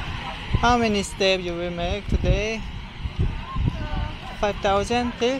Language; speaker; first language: English; non-native, learner; Korean